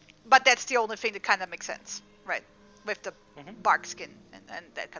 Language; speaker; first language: English; native; English